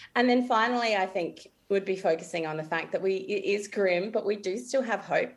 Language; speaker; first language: English; native; English